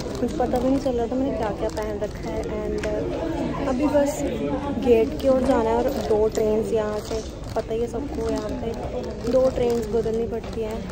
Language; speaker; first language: Hindi; non-native, local second language; Punjabi